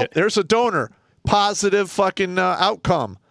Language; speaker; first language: English; native; English